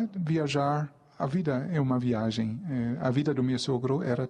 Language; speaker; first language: Portuguese; non-native, fluent; German